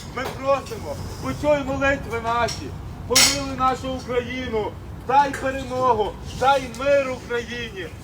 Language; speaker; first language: Ukrainian; native; Ukrainian